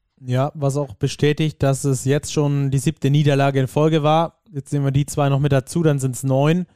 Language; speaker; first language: German; native; German